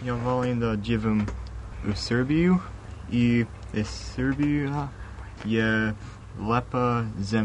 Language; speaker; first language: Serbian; early bilingual, heritage; English